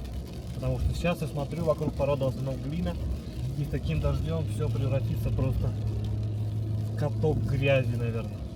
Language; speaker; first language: Russian; native; Russian